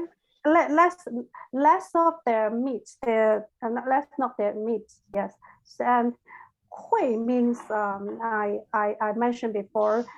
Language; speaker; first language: English; non-native, learner; Chinese